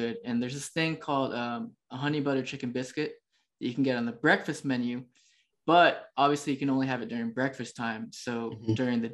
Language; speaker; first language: English; native; English